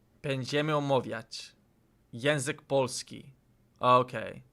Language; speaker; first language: Polish; non-native, learner; English